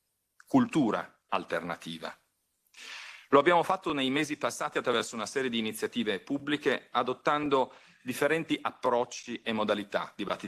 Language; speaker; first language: Italian; native; Italian